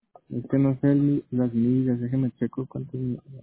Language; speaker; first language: Spanish; native; Spanish